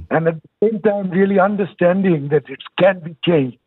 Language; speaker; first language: English; non-native, fluent; Bangla